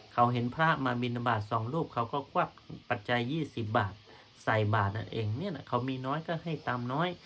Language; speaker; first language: Thai; native; Thai